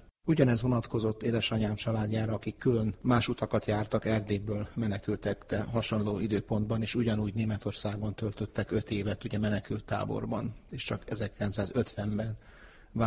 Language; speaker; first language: Hungarian; early bilingual, heritage; Hungarian